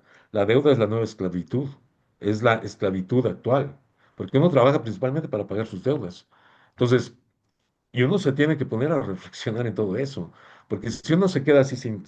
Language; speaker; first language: Spanish; native; Spanish